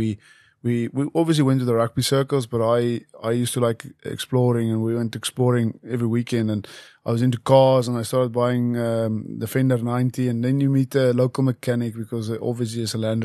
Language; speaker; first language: English; non-native, local second language; Afrikaans